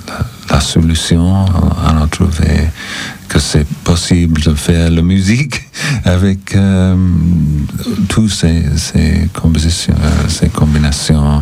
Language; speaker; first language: French; non-native, learner; English